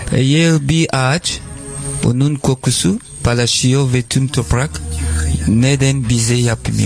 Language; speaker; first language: Turkish; non-native, learner; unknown